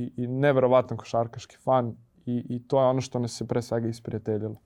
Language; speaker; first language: Serbian; native; Serbian